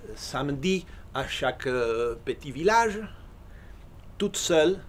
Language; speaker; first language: French; non-native, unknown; Spanish